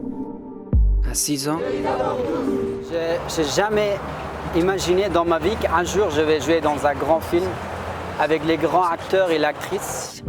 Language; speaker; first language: French; non-native, fluent; Persian